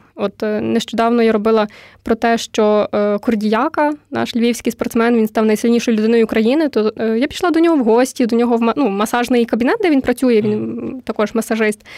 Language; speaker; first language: Ukrainian; native; Ukrainian